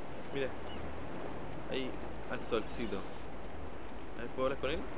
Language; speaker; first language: Spanish; native; Spanish